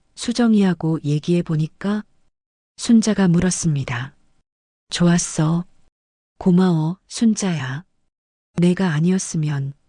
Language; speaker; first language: Korean; native; Korean